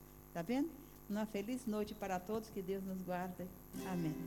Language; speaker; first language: Portuguese; non-native, learner; Spanish